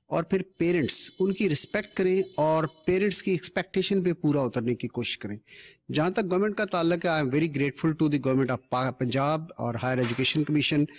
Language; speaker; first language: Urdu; non-native, local second language; Punjabi